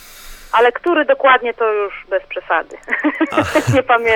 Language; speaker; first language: Polish; native; Polish